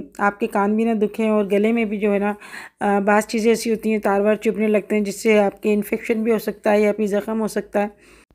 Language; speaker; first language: Urdu; native; Urdu